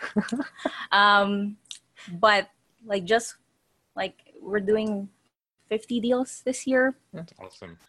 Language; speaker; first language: English; non-native, local second language; Filipino